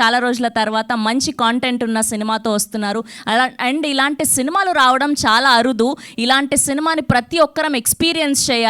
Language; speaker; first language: Telugu; native; Telugu